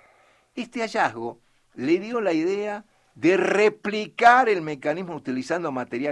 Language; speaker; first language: Spanish; native; Spanish